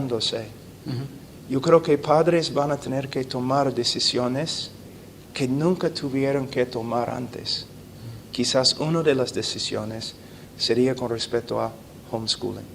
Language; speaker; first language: Spanish; non-native, fluent; English